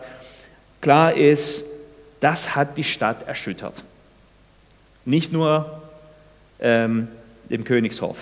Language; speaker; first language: German; non-native, fluent; Spanish